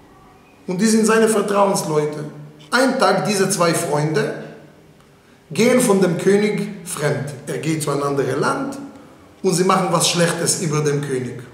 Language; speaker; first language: German; non-native, fluent; Hebrew